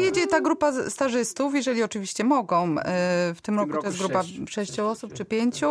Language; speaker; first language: Polish; native; Polish